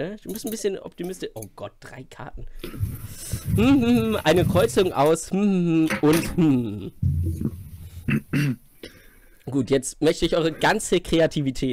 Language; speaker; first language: German; native; German